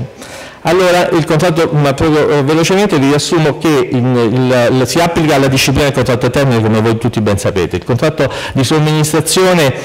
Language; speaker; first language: Italian; native; Italian